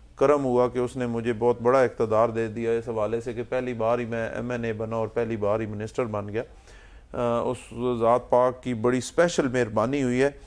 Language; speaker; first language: Urdu; non-native, local second language; Punjabi